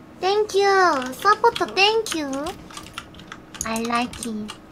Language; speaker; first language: English; non-native, learner; Korean